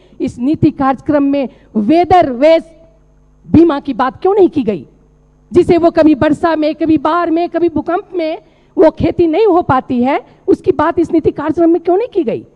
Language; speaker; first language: Hindi; non-native, local second language; Maithili